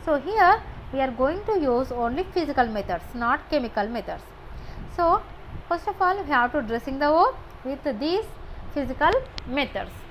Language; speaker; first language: English; non-native, local second language; Telugu